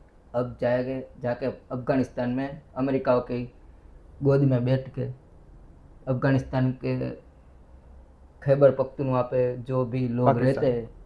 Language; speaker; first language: Hindi; non-native, local second language; Gujarati